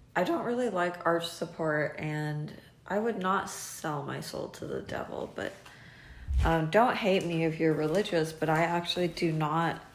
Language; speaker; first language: English; early bilingual, other home language; Chinese